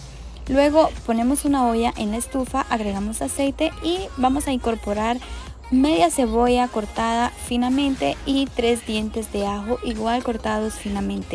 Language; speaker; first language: Spanish; native; Spanish